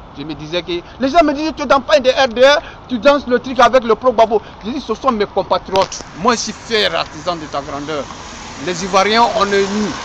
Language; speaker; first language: French; non-native, local second language; Dyula